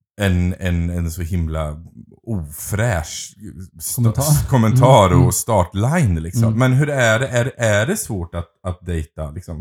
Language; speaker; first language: Swedish; native; Swedish